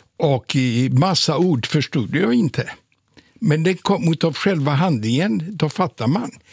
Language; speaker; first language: Swedish; non-native, fluent; Polish